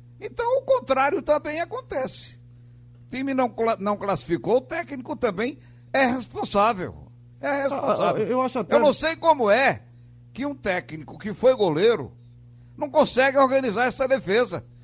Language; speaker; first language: Portuguese; native; Portuguese